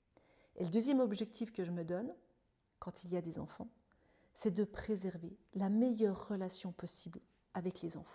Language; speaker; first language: French; native; French